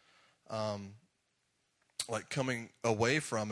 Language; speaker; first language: English; native; English